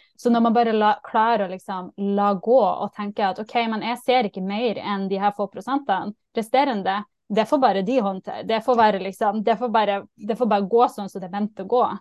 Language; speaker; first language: Norwegian; native; Norwegian